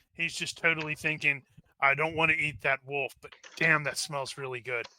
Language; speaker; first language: English; native; English